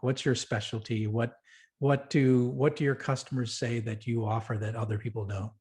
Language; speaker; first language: English; native; English